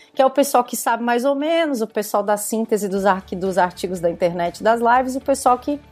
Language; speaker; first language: Portuguese; native; Portuguese